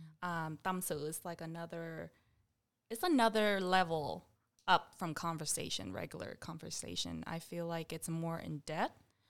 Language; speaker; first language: English; early bilingual, other home language; Vietnamese